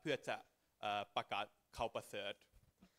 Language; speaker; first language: Thai; non-native, fluent; Finnish